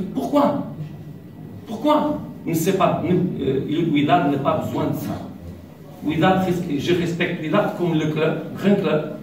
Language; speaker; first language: French; non-native, learner; Portuguese